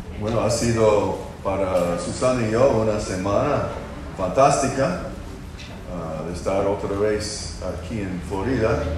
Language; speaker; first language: Spanish; non-native, fluent; English